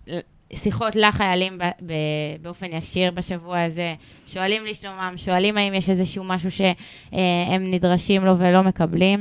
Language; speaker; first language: Hebrew; native; Hebrew